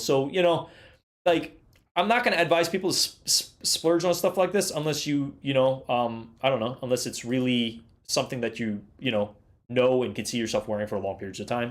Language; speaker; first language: English; native; English